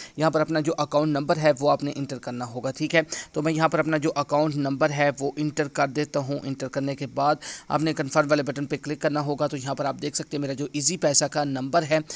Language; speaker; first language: Urdu; non-native, local second language; Saraiki